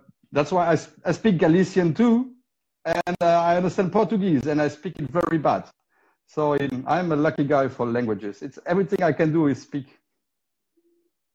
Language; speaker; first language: English; non-native, fluent; Spanish